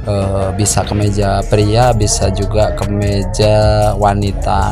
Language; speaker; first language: Indonesian; native; Indonesian